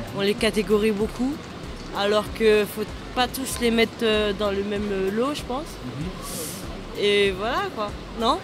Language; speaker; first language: French; native; French